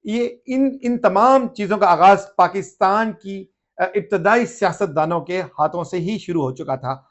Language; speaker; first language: Urdu; native; Urdu